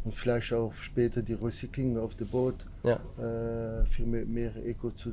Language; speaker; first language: German; non-native, learner; French